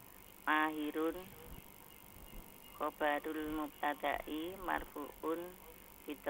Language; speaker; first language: Arabic; non-native, learner; Indonesian